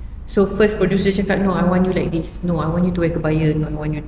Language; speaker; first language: English; non-native, local second language; Malay